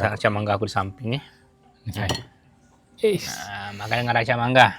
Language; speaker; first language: Malay; native; Malay